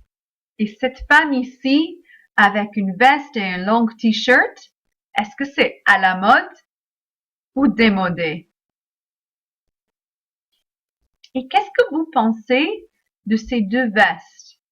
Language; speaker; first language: French; non-native, fluent; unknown